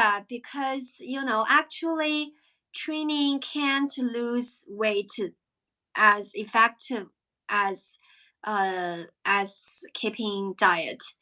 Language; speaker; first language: English; non-native, fluent; Chinese